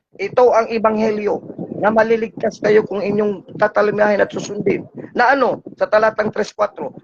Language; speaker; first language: Filipino; non-native, local second language; Cebuano